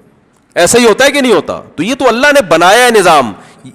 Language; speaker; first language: Urdu; native; Urdu